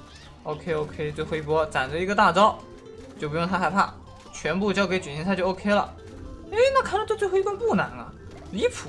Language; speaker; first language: Chinese; native; Chinese